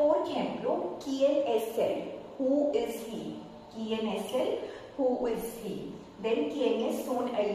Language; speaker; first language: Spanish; non-native, fluent; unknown